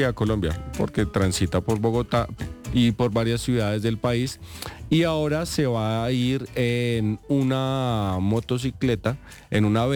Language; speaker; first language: Spanish; native; Spanish